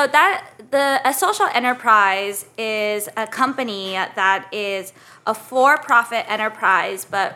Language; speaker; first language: English; native; English